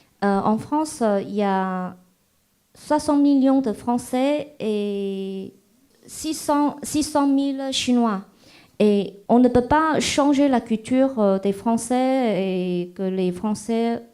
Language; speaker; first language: French; non-native, fluent; Chinese